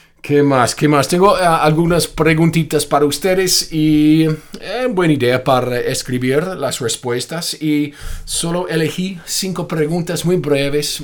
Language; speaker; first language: Spanish; non-native, fluent; English